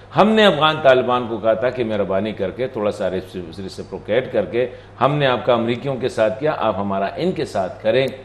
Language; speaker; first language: Urdu; non-native, local second language; Pashto